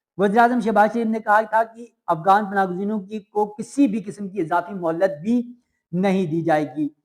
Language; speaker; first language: Urdu; non-native, local second language; Sicilian